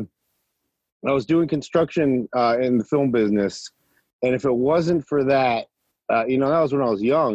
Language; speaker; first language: English; native; English